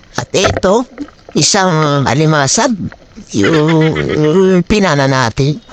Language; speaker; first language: Filipino; non-native, local second language; Waray